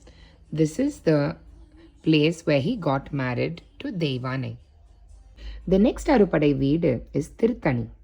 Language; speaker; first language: English; non-native, local second language; Tamil